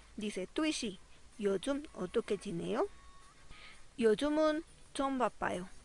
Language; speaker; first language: Korean; non-native, fluent; Spanish